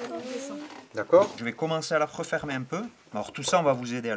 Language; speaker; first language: French; native; French